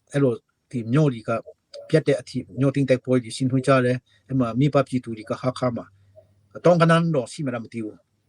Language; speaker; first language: Burmese; non-native, local second language; Hakha Chin